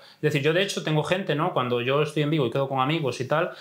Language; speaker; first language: Spanish; native; Spanish